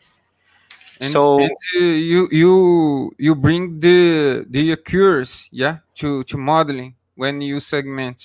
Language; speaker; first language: English; non-native, learner; Portuguese